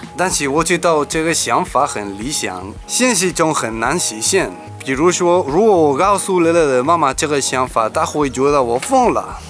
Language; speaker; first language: Chinese; non-native, fluent; Spanish